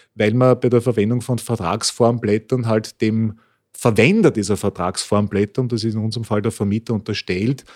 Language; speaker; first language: German; native; German